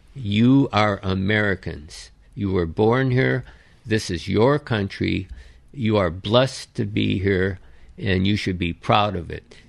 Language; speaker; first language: English; early bilingual, other home language; Japanese